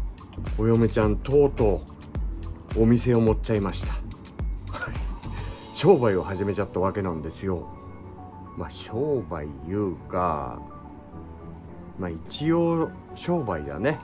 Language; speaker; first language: Japanese; native; Japanese